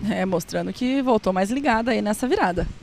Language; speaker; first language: Portuguese; native; Portuguese